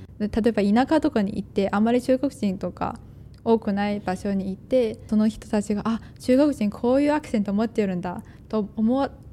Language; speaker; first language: Japanese; non-native, fluent; Chinese